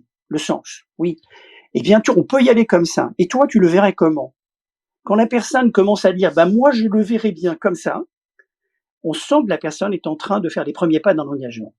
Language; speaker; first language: French; native; French